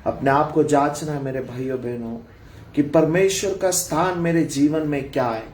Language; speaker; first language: Hindi; non-native, local second language; Marathi